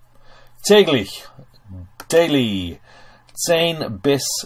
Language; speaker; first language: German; non-native, fluent; English